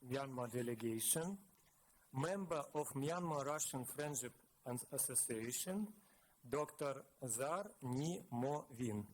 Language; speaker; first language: English; non-native, fluent; Russian